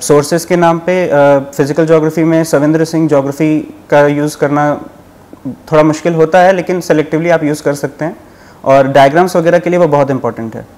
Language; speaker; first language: Hindi; native; Hindi